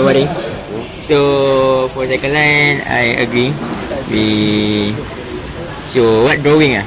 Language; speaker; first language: English; non-native, fluent; Malay